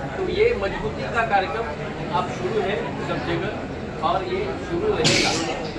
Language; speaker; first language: Hindi; non-native, local second language; Marathi